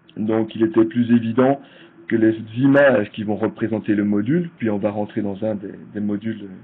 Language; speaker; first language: French; native; French